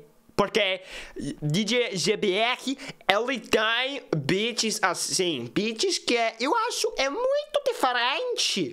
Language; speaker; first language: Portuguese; non-native, learner; English